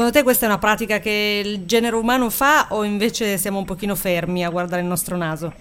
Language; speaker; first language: Italian; native; Italian